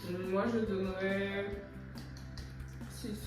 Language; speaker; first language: French; native; French